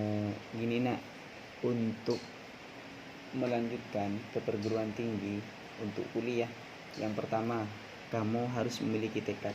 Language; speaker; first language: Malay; non-native, local second language; Madurese